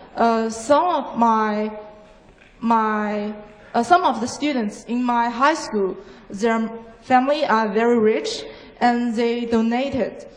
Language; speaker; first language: English; non-native, fluent; Chinese